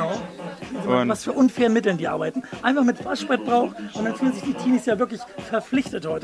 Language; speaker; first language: German; native; German